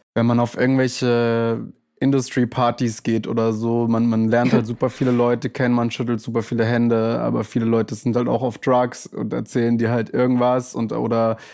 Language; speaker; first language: German; native; German